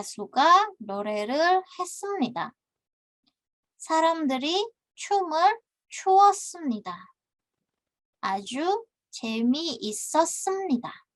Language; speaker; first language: Korean; non-native, fluent; Indonesian